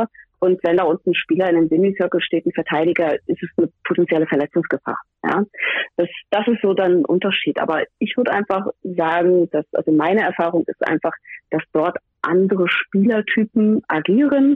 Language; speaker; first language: German; native; German